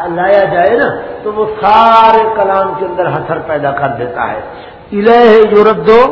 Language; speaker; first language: Urdu; non-native, local second language; Punjabi